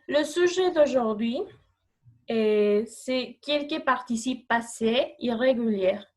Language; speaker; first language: French; non-native, fluent; Spanish